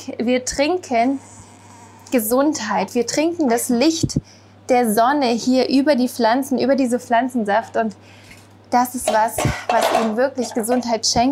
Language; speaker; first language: German; native; German